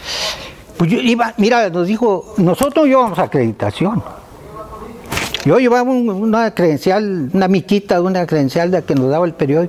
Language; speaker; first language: Spanish; native; Spanish